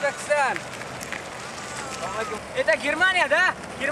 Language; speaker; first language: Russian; non-native, learner; Italian